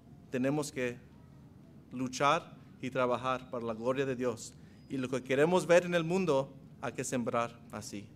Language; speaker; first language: Spanish; non-native, fluent; English